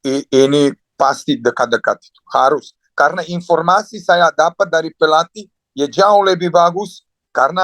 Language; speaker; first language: Indonesian; non-native, fluent; Serbian